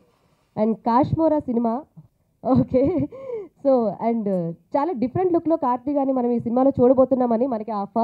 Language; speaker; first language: Telugu; native; Telugu